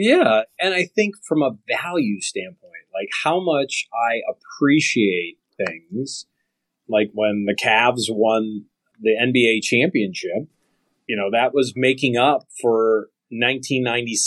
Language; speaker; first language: English; native; English